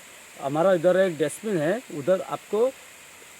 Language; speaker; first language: Hindi; non-native, local second language; Konkani